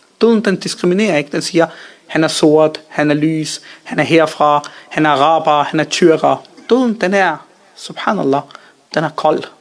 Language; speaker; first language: Danish; early bilingual, other home language; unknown